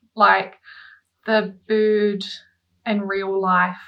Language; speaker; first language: English; native; English